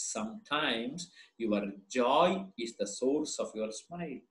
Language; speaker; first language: English; non-native, local second language; Kannada